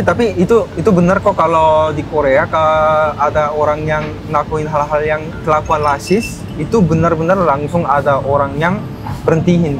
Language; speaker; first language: Indonesian; non-native, fluent; Korean